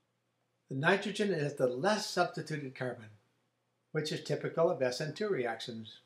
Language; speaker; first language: English; native; English